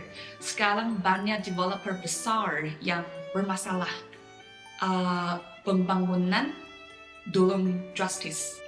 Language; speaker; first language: Indonesian; non-native, fluent; Chinese